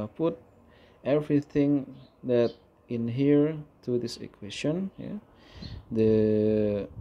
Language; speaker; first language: English; non-native, fluent; Indonesian